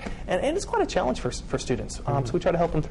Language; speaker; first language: English; native; English